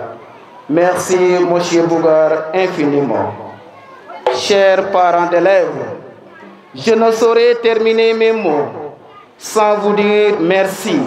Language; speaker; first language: French; non-native, local second language; Serer